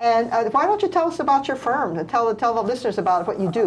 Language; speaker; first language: English; native; English